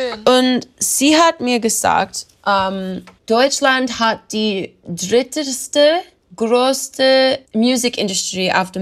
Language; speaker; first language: German; non-native, learner; English